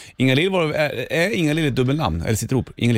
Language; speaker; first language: Swedish; native; Swedish